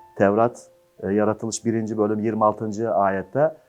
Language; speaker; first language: Turkish; native; Turkish